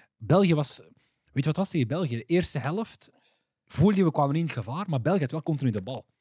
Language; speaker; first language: Dutch; early bilingual, other home language; Arabic